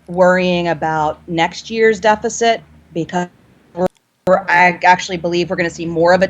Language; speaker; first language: English; native; English